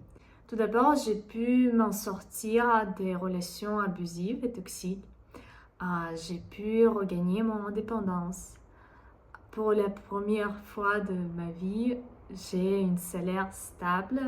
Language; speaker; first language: French; non-native, fluent; Russian